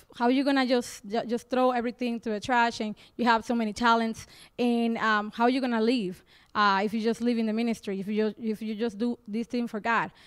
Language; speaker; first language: English; non-native, fluent; Spanish